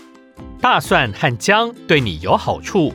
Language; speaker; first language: Chinese; native; Chinese